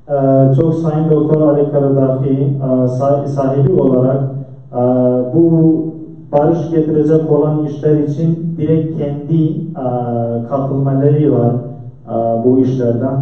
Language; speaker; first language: Turkish; non-native, fluent; Central Kurdish